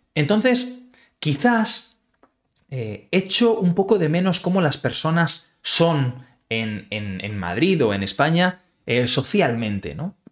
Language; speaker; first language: Spanish; native; Spanish